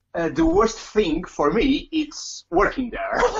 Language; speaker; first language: English; non-native, fluent; Portuguese